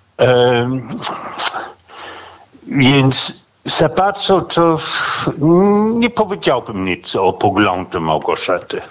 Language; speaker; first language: Polish; non-native, fluent; Danish